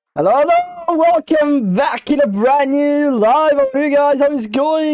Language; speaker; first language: English; non-native, fluent; Italian